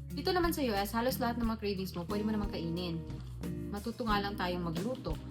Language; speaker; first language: Filipino; non-native, local second language; Hiligaynon